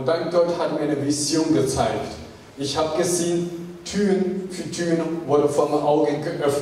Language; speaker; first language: German; non-native, fluent; Chinese